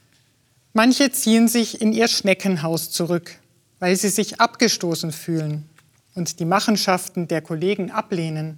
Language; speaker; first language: German; native; German